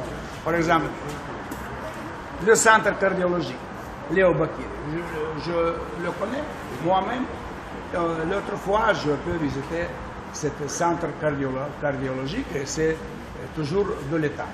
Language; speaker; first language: French; non-native, learner; Russian